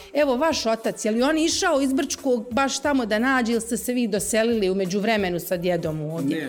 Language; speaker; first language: Serbian; native; Serbian